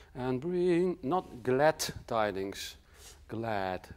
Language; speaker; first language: English; non-native, fluent; Dutch